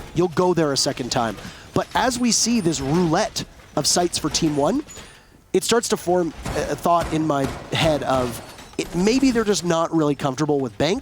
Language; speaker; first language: English; native; English